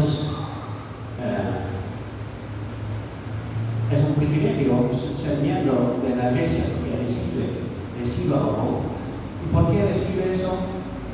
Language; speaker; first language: Spanish; non-native, fluent; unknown